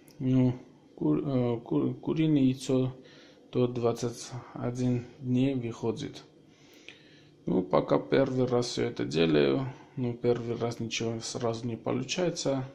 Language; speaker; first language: Russian; non-native, local second language; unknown